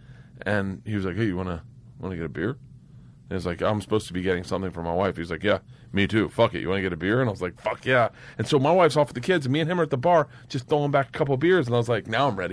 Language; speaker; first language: English; native; English